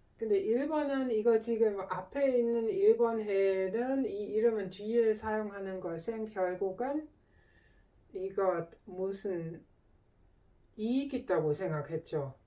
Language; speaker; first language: Korean; non-native, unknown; German